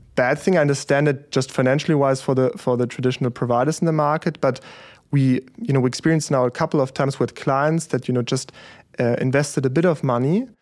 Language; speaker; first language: English; early bilingual, other home language; German